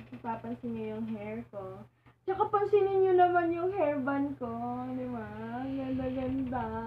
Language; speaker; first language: Filipino; non-native, local second language; Cebuano